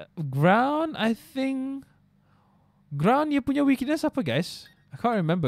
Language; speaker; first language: English; non-native, local second language; Malay